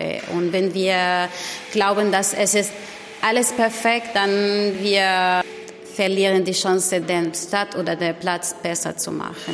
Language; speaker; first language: German; non-native, learner; Arabic